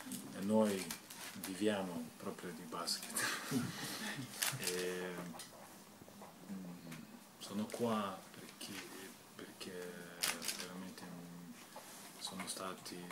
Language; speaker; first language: Italian; non-native, fluent; Lithuanian